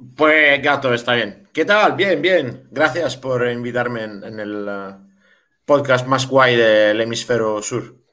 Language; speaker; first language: Spanish; non-native, fluent; Italian